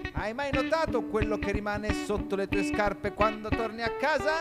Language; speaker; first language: Italian; native; Italian